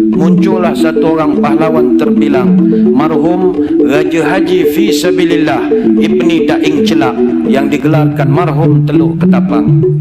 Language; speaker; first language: Malay; native; Malay